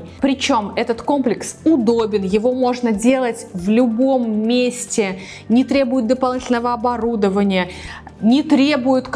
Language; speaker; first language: Russian; native; Russian